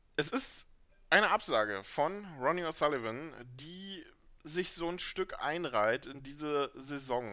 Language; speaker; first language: German; native; German